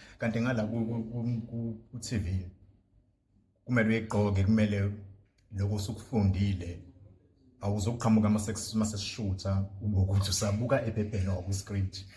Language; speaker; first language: Zulu; native; Zulu